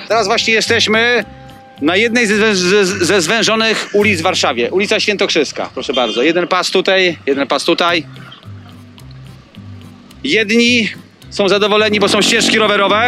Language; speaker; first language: Polish; native; Polish